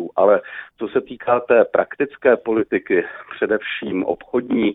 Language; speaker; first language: Czech; native; Czech